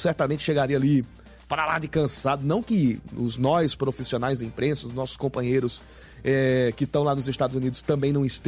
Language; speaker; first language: Portuguese; native; Portuguese